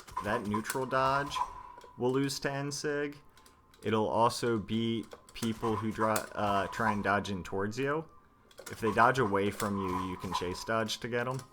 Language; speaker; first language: English; native; English